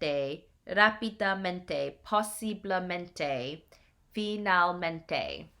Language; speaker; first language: Spanish; non-native, learner; English